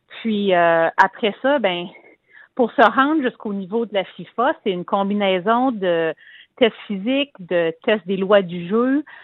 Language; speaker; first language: French; native; French